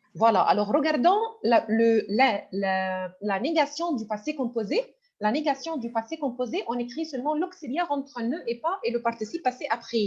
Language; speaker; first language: French; non-native, fluent; Arabic